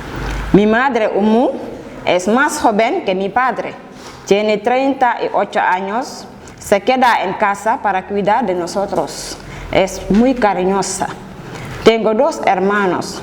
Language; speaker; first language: Spanish; non-native, fluent; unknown